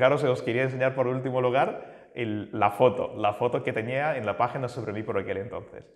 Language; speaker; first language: Spanish; native; Spanish